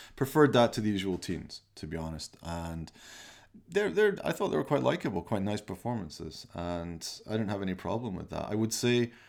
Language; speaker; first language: English; native; English